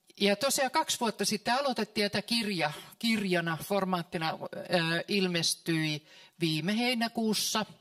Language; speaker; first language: Finnish; native; Finnish